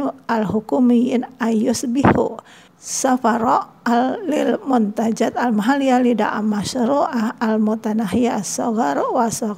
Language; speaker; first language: Arabic; non-native, fluent; Indonesian